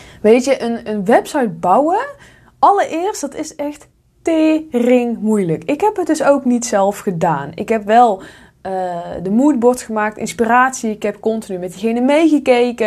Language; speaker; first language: Dutch; native; Dutch